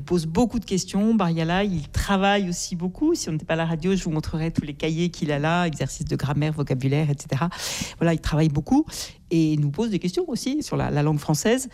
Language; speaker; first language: French; native; French